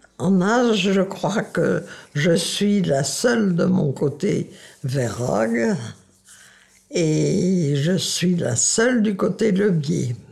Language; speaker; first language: French; non-native, local second language; Dutch